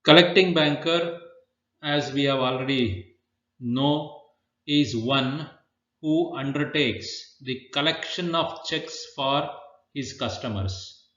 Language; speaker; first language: English; non-native, local second language; Kannada